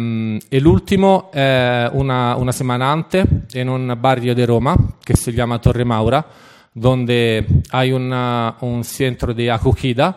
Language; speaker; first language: Spanish; non-native, fluent; Italian